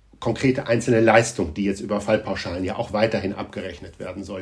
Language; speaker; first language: German; native; German